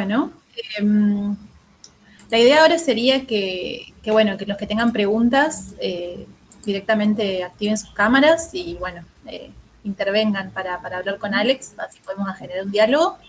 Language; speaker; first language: Spanish; native; Spanish